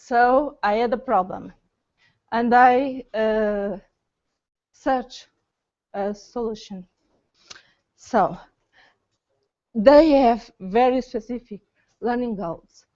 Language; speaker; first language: English; non-native, learner; Portuguese